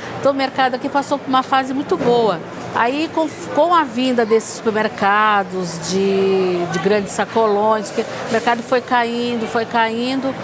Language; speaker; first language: Portuguese; native; Portuguese